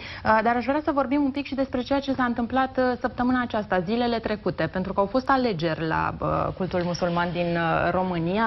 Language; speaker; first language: Romanian; native; Romanian